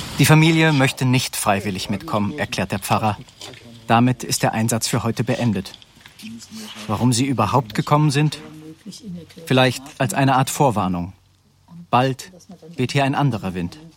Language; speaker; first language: German; native; German